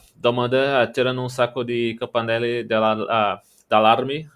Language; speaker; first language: Italian; non-native, learner; Portuguese